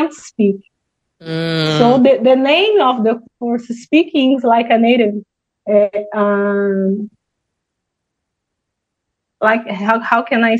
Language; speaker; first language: English; non-native, learner; Portuguese